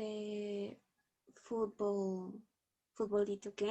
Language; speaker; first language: English; non-native, learner; Spanish